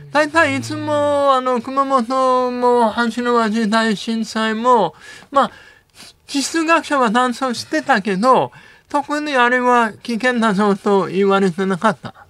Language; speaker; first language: Japanese; non-native, fluent; English